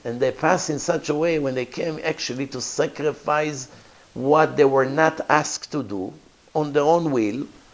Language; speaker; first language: English; non-native, fluent; Hebrew